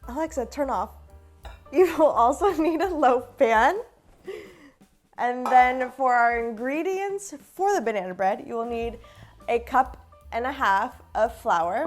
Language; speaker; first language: English; native; English